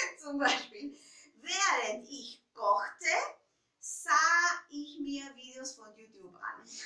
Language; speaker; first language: German; non-native, fluent; Spanish